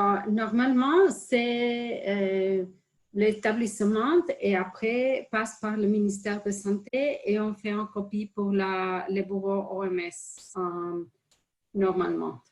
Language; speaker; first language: French; non-native, fluent; Spanish